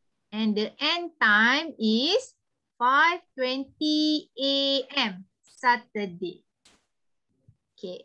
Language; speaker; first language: English; non-native, local second language; Malay